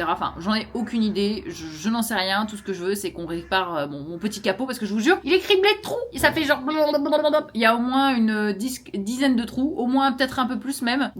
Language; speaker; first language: French; early bilingual, other home language; Portuguese